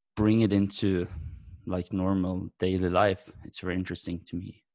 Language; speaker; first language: English; non-native, fluent; Norwegian